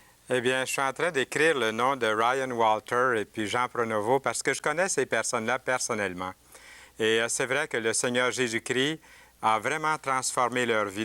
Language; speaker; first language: French; native; French